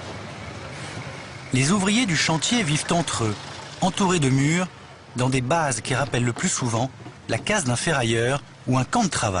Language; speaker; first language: French; native; French